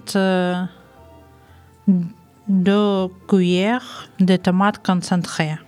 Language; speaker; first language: French; non-native, learner; Ukrainian